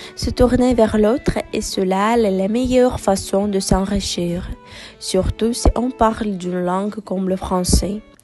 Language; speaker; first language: French; non-native, fluent; Russian